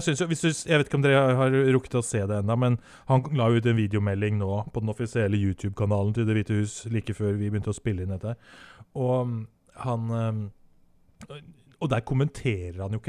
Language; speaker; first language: Norwegian; native; Norwegian